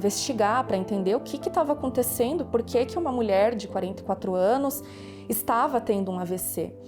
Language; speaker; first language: Portuguese; native; Portuguese